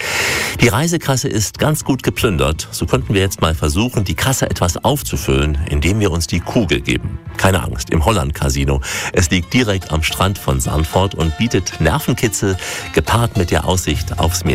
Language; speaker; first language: German; native; German